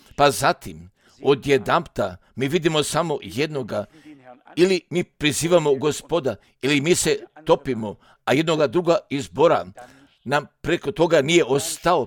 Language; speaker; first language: Croatian; early bilingual, heritage; Serbian